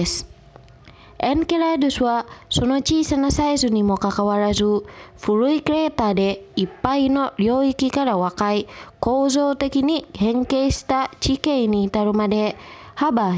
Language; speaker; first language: Japanese; non-native, fluent; Indonesian